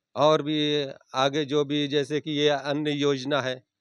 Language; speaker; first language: Hindi; native; Hindi